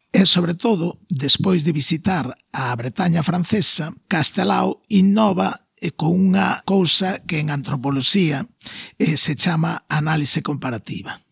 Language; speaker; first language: Galician; non-native, local second language; Spanish